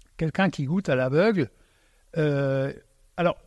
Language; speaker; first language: French; non-native, local second language; Swiss German